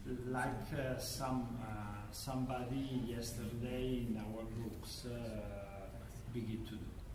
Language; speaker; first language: English; non-native, learner; Italian